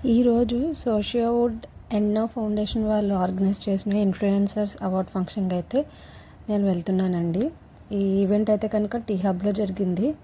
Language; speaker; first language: Telugu; native; Telugu